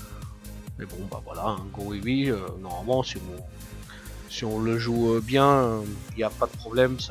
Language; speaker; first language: French; native; French